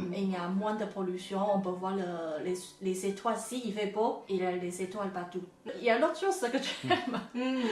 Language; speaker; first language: French; non-native, fluent; Chinese